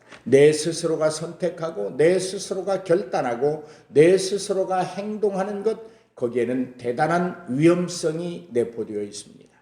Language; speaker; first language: Korean; native; Korean